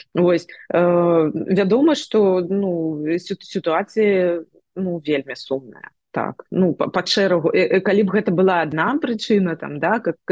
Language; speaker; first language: Belarusian; non-native, local second language; Russian